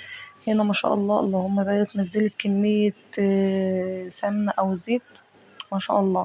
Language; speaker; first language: Arabic; native; Arabic